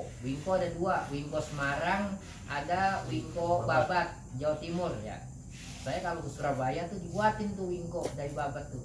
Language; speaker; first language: Indonesian; native; Indonesian